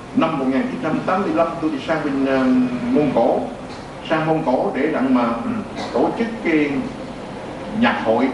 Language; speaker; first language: Vietnamese; native; Vietnamese